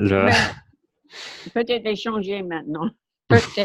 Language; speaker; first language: French; non-native, learner; English